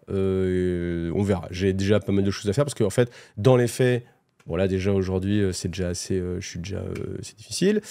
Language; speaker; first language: French; native; French